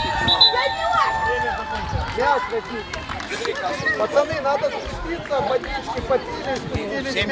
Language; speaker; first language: Russian; native; Russian